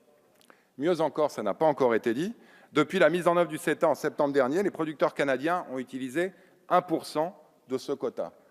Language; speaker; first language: French; native; French